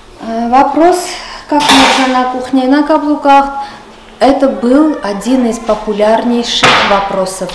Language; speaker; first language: Russian; non-native, local second language; Armenian